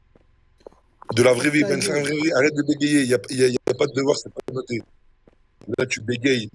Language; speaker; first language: French; native; French